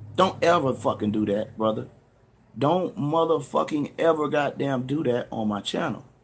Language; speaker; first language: English; native; English